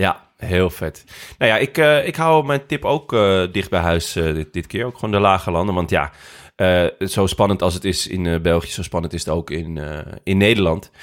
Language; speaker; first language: Dutch; native; Dutch